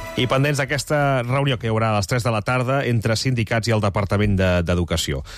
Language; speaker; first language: Catalan; native; Catalan